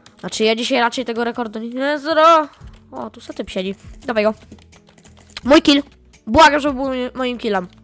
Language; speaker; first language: Polish; native; Polish